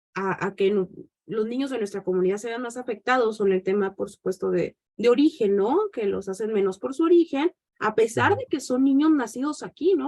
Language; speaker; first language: Spanish; native; Spanish